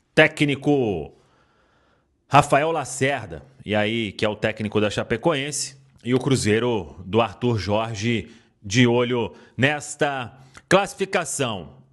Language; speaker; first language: Portuguese; native; Portuguese